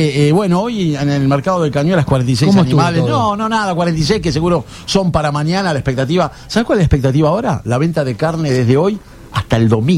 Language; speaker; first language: Spanish; native; Spanish